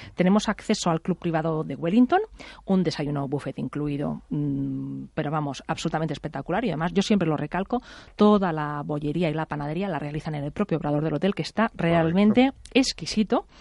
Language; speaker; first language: Spanish; native; Spanish